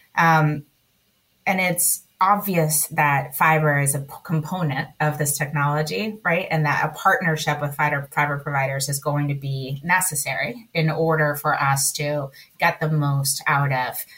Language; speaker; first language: English; early bilingual, other home language; Spanish